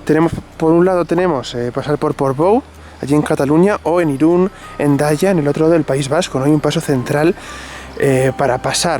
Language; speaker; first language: Spanish; native; Spanish